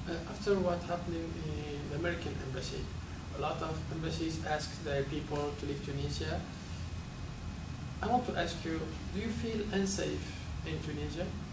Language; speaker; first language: English; non-native, fluent; Arabic